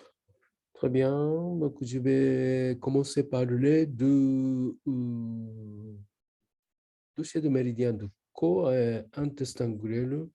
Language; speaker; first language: French; non-native, learner; Japanese